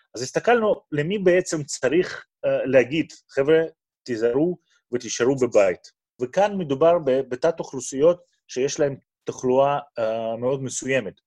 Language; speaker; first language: Hebrew; non-native, fluent; Russian